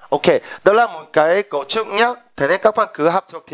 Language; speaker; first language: Vietnamese; non-native, fluent; Korean